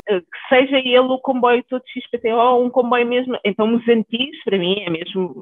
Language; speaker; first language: Portuguese; early bilingual, other home language; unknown